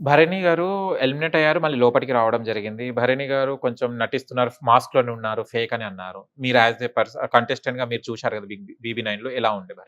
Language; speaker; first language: Telugu; native; Telugu